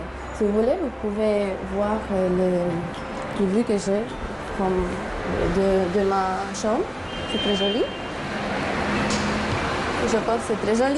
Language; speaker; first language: French; non-native, learner; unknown